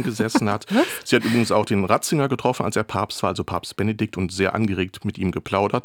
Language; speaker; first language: German; native; German